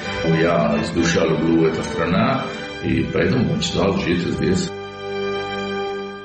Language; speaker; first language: Russian; non-native, learner; Italian